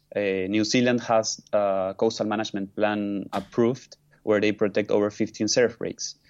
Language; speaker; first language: English; non-native, fluent; Spanish